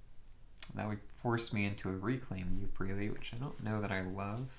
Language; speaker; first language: English; native; English